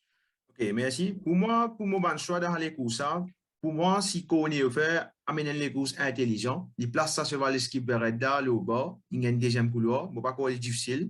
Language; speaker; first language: French; non-native, local second language; Morisyen